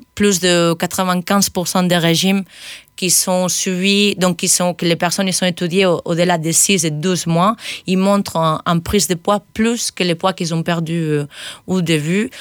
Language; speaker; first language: French; non-native, fluent; Spanish